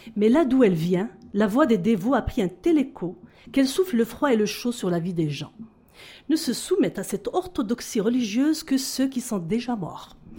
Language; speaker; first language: French; non-native, local second language; Arabic